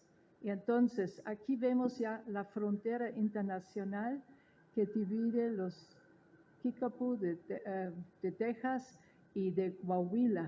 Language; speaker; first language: Spanish; non-native, fluent; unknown